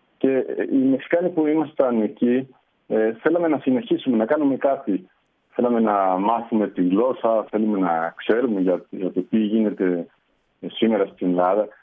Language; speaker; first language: Greek; non-native, fluent; Spanish